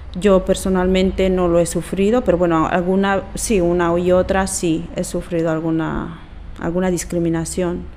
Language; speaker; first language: Spanish; native; Spanish